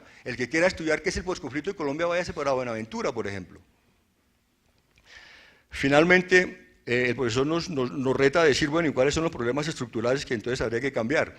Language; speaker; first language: Spanish; native; Spanish